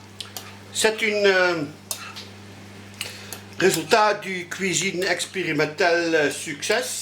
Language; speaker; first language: French; non-native, learner; Dutch